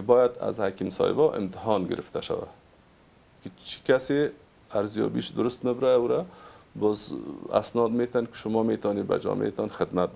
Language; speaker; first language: Persian; native; Persian